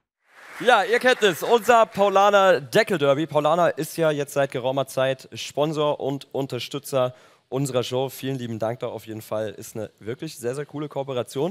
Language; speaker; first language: German; native; German